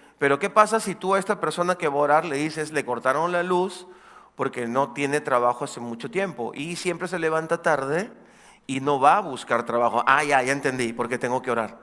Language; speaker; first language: Spanish; native; Spanish